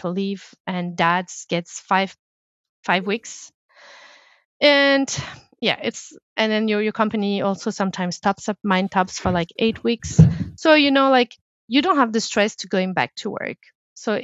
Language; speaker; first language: English; non-native, fluent; French